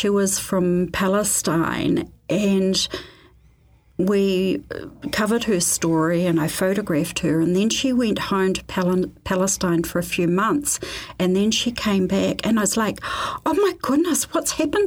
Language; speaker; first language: English; native; English